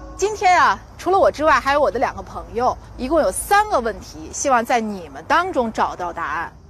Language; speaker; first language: Chinese; native; Chinese